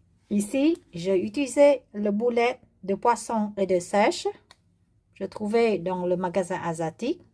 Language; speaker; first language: French; non-native, learner; Vietnamese